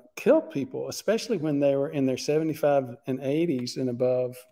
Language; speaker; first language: English; native; English